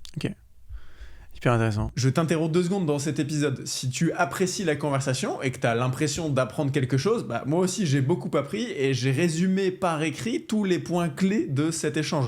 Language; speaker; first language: French; native; French